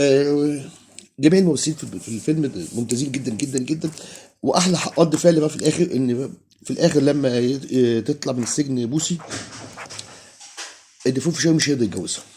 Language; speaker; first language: Arabic; native; Arabic